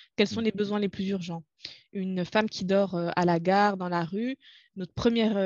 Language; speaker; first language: French; non-native, local second language; Arabic